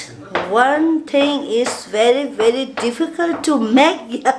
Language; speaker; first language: English; non-native, learner; Tibetan